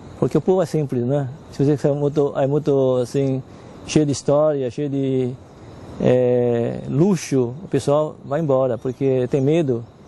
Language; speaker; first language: Portuguese; non-native, fluent; Chinese